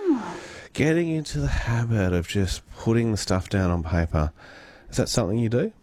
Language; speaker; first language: English; native; English